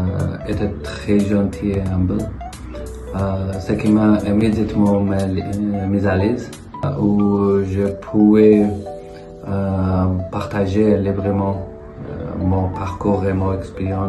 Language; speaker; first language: French; non-native, fluent; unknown